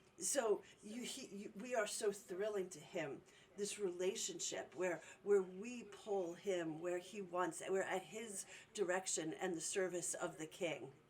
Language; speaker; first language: English; native; English